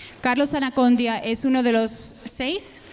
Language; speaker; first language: Spanish; native; Spanish